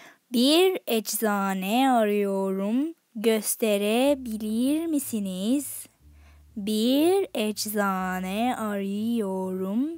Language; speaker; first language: Turkish; non-native, fluent; Arabic